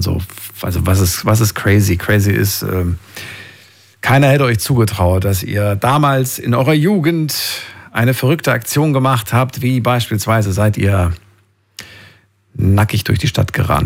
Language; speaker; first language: German; native; German